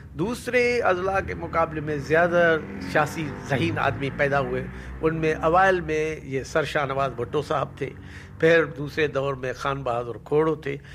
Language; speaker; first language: Urdu; non-native, local second language; Sindhi